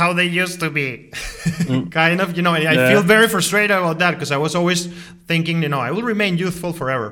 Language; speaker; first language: English; non-native, fluent; Spanish